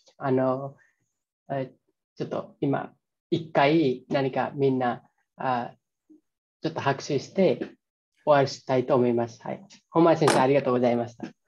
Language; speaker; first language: Japanese; non-native, fluent; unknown